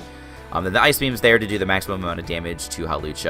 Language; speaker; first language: English; native; English